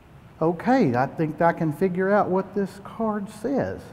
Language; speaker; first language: English; native; English